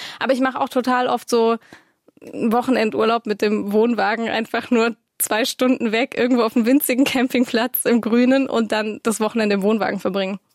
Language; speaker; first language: German; native; German